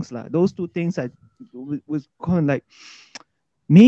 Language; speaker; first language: English; native; English